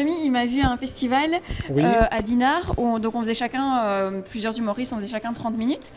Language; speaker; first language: French; native; French